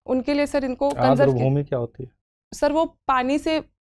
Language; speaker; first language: Hindi; native; Hindi